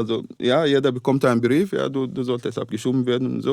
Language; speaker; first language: German; non-native, fluent; Arabic